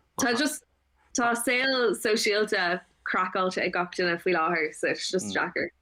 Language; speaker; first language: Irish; non-native, local second language; English